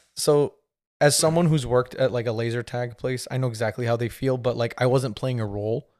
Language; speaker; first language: English; native; English